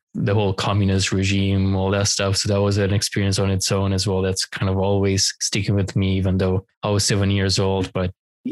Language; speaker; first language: English; non-native, fluent; Romanian